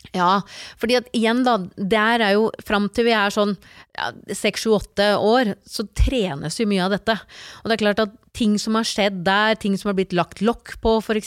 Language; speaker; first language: Norwegian; native; Norwegian